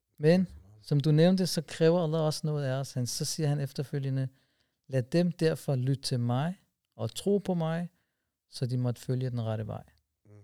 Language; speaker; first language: Danish; early bilingual, other home language; Urdu